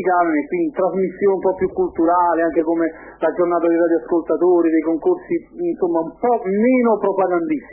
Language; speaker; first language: Italian; native; Italian